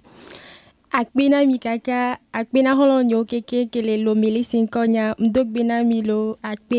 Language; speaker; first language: German; non-native, learner; Tamil